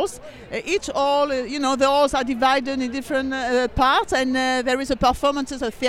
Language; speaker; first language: English; non-native, fluent; French